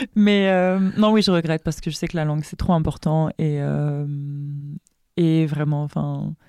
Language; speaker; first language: French; native; French